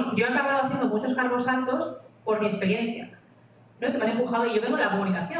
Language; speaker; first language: Spanish; native; Spanish